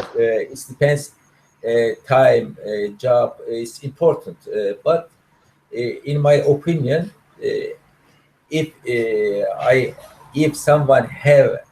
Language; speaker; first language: English; non-native, learner; Turkish